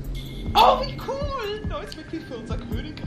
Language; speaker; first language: German; native; German